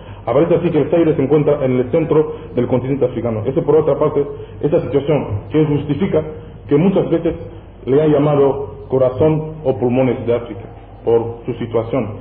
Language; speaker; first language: Spanish; non-native, fluent; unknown